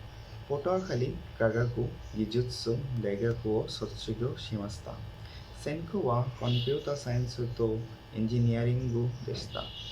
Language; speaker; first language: Japanese; non-native, learner; Bangla